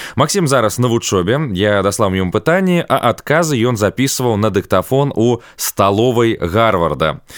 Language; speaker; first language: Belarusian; non-native, local second language; Russian